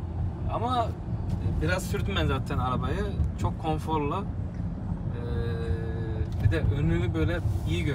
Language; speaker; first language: Turkish; native; Turkish